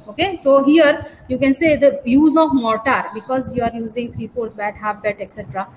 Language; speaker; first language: English; non-native, local second language; Gujarati